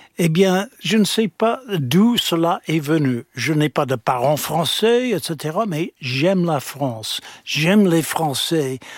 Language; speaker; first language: French; non-native, fluent; English